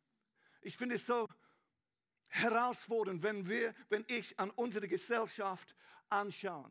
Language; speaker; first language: German; non-native, learner; English